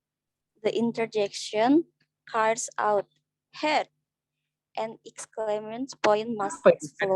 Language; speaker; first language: English; non-native, learner; Indonesian